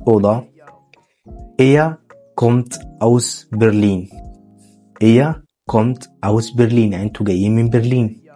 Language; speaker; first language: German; non-native, fluent; Arabic